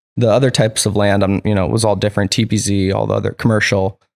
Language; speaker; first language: English; native; English